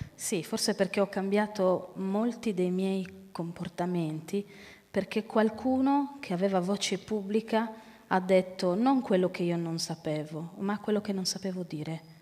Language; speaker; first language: Italian; native; Italian